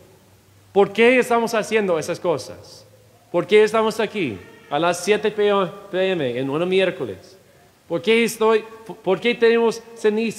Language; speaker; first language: Spanish; non-native, fluent; English